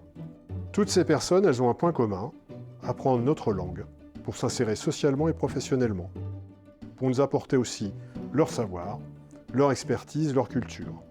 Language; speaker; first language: French; native; French